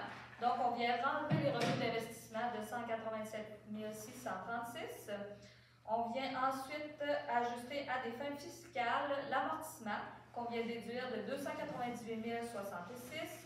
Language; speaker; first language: French; native; French